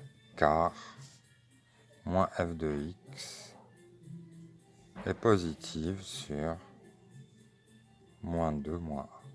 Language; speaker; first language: French; native; French